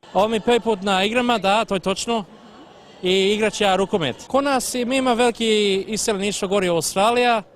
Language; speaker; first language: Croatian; early bilingual, heritage; English